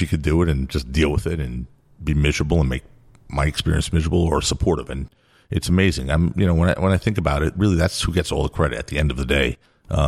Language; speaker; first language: English; native; English